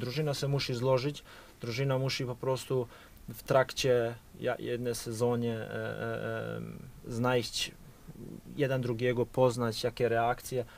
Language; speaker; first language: Polish; non-native, fluent; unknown